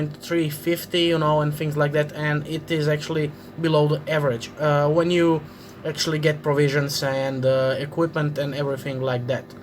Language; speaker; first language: English; non-native, fluent; Croatian